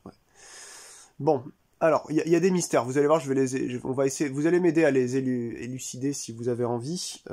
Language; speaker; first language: French; native; French